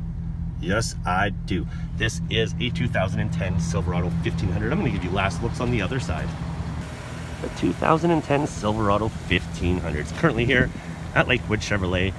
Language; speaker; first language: English; native; English